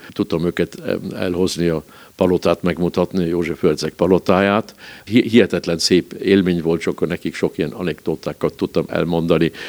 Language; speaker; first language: Hungarian; early bilingual, heritage; Hungarian